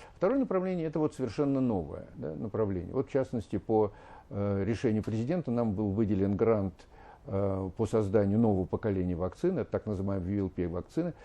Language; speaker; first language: Russian; native; Russian